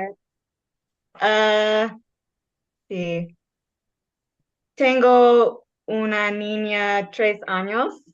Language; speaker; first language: Spanish; non-native, learner; English